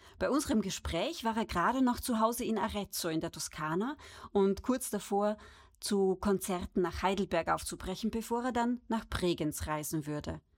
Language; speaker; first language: German; native; German